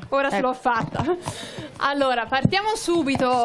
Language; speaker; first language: Italian; native; Italian